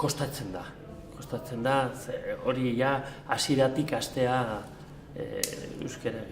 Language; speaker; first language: Basque; non-native, local second language; Spanish